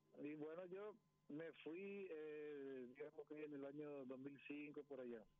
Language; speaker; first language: Spanish; non-native, local second language; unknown